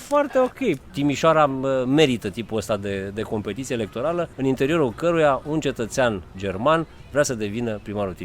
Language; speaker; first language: Romanian; native; Romanian